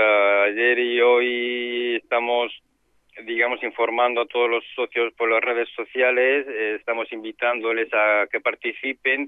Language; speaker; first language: Spanish; native; Spanish